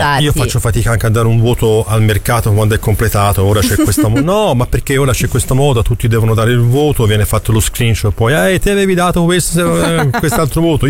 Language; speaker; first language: Italian; native; Italian